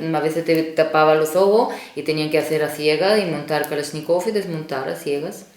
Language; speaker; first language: Spanish; non-native, fluent; Russian